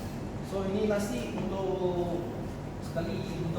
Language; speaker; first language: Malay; non-native, local second language; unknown